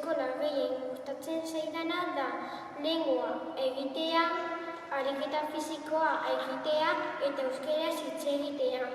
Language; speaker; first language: Basque; non-native, local second language; Spanish